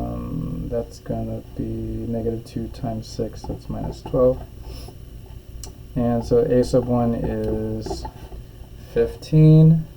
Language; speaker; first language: English; native; English